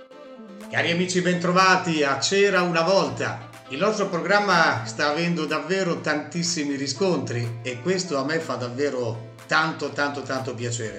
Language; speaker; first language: Italian; native; Italian